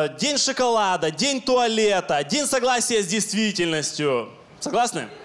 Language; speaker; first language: Russian; non-native, local second language; Ukrainian